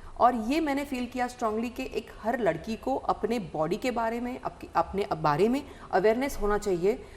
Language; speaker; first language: Hindi; non-native, local second language; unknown